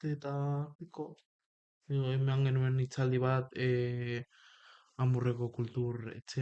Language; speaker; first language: Basque; non-native, local second language; Spanish